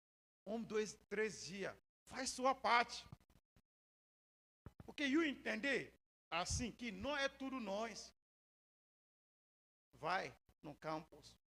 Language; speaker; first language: Portuguese; non-native, learner; Yoruba